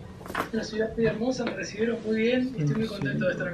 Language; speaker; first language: Spanish; native; Spanish